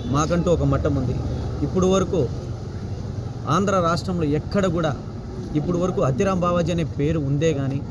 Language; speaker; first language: Telugu; non-native, local second language; Lambadi